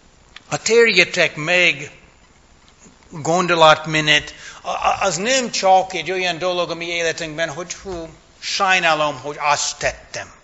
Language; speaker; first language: Hungarian; non-native, fluent; English